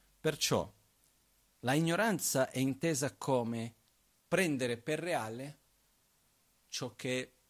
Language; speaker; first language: Italian; non-native, fluent; Portuguese